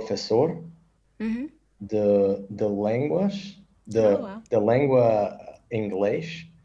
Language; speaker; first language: Portuguese; non-native, learner; English